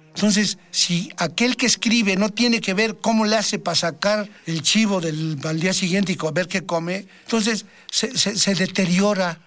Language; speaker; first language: Spanish; native; Spanish